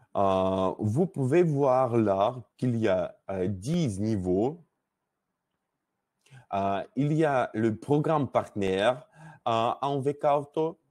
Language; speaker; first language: French; non-native, learner; Russian